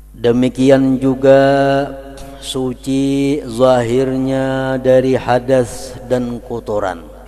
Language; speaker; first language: Indonesian; non-native, local second language; Banjar